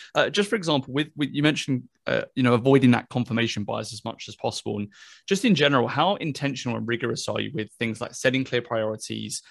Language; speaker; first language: English; native; English